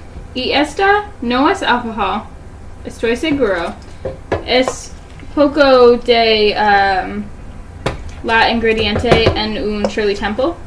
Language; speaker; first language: Spanish; non-native, learner; English